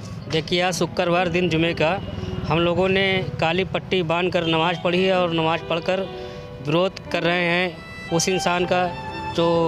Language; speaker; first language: Hindi; native; Hindi